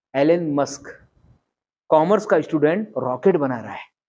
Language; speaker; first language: Hindi; non-native, local second language; Marathi